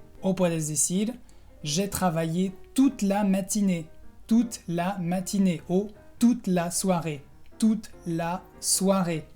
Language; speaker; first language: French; non-native, fluent; Spanish